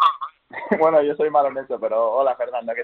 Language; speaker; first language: Spanish; native; Spanish